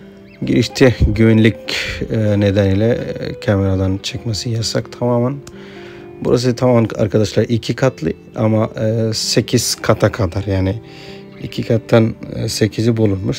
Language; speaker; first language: Turkish; non-native, fluent; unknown